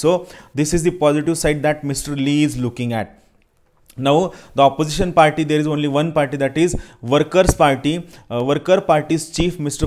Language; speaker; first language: English; non-native, local second language; Marathi